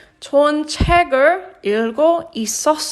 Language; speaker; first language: Korean; non-native, fluent; English